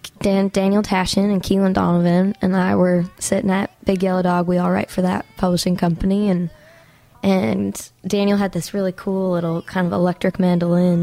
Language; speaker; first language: English; native; English